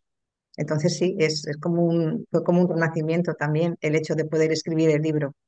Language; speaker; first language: Spanish; native; Spanish